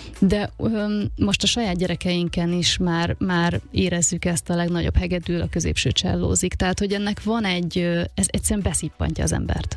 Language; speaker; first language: Hungarian; native; Hungarian